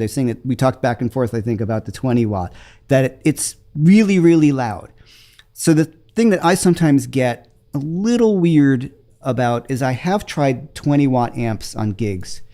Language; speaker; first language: English; native; English